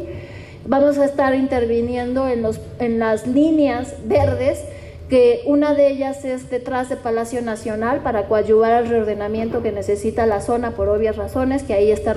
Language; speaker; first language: Spanish; native; Spanish